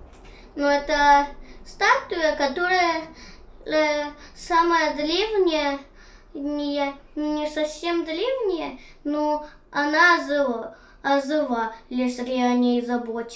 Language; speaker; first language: Russian; early bilingual, heritage; Russian